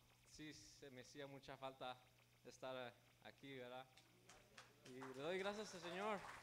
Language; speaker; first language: Spanish; early bilingual, heritage; Spanish